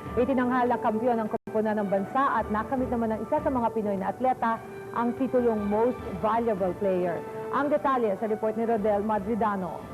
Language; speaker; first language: Filipino; native; Filipino